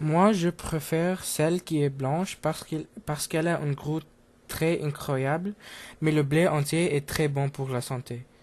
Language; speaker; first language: French; non-native, learner; English